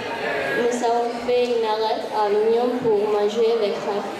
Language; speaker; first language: French; non-native, learner; Spanish